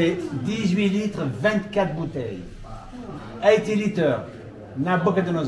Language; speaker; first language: French; native; French